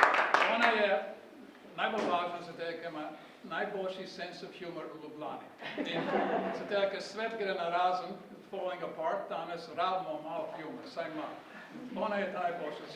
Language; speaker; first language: Slovenian; early bilingual, heritage; Slovenian